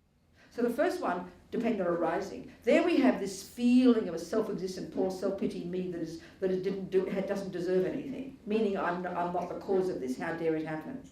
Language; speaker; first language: English; native; English